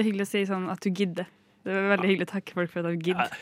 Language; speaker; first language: Norwegian; native; Norwegian